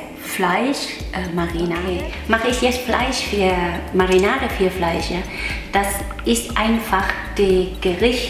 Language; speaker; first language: German; non-native, learner; Vietnamese